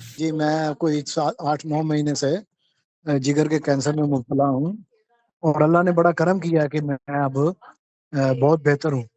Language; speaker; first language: Urdu; native; Urdu